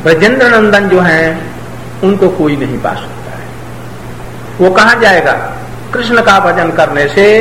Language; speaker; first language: Hindi; non-native, local second language; Bangla